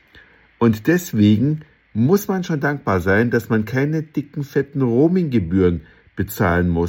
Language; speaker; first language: German; native; German